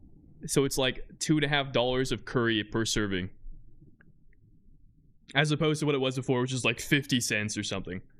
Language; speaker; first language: English; native; English